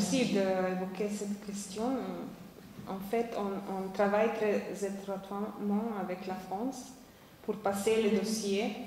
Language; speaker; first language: French; non-native, fluent; Slovenian